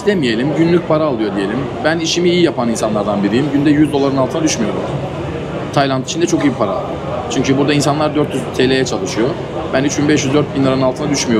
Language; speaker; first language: Turkish; native; Turkish